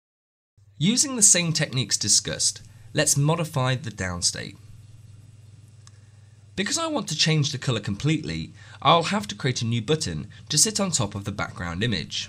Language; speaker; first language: English; native; English